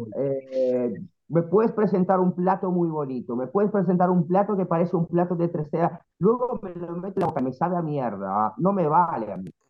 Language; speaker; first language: Spanish; non-native, fluent; Italian